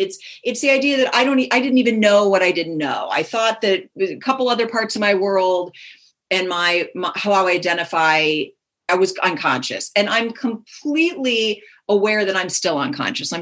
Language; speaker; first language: English; native; English